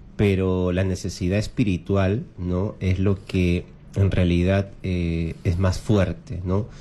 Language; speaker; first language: Spanish; native; Spanish